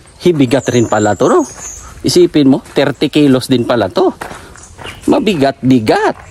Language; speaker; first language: Filipino; non-native, local second language; Cebuano